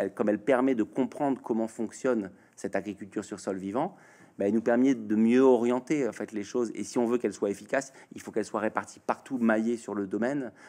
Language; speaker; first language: French; native; French